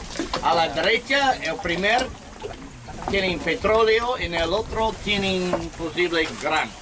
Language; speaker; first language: Spanish; non-native, learner; English